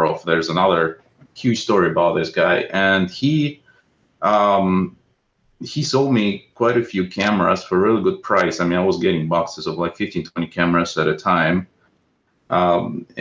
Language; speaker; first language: English; non-native, fluent; Russian